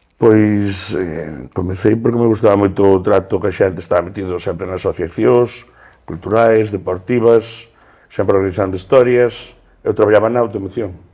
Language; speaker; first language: Galician; native; Galician